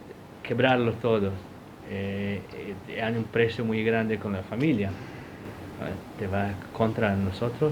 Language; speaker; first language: Spanish; non-native, fluent; Portuguese